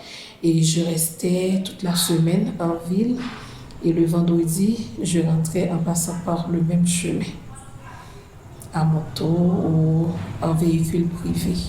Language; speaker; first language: French; non-native, local second language; Haitian Creole